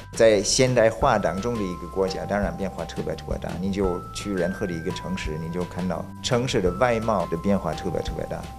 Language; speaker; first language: Chinese; non-native, fluent; German